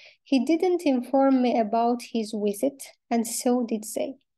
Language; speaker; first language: English; non-native, fluent; Azerbaijani